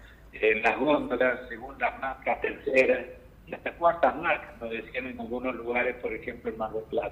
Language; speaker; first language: Spanish; native; Spanish